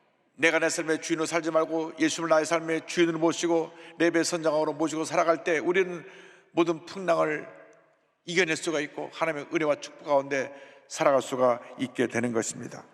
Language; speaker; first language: Korean; native; Korean